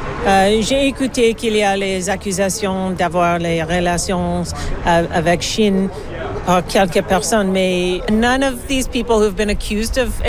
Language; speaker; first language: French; non-native, learner; English